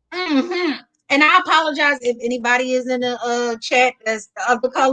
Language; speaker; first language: English; native; English